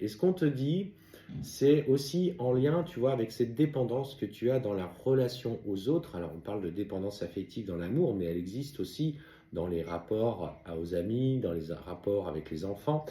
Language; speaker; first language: French; native; French